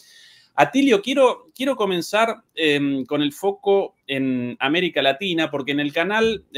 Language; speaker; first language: Spanish; native; Spanish